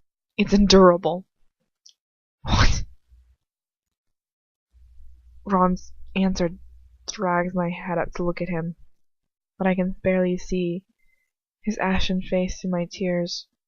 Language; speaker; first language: English; native; English